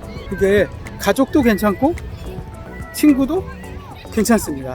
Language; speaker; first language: Korean; native; Korean